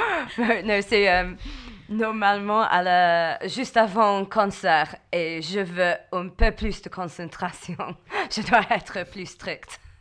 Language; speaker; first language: French; non-native, learner; English